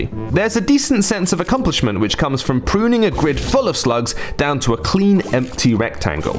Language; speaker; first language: English; native; English